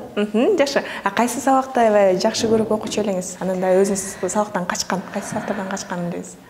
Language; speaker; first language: Kyrgyz; native; Kyrgyz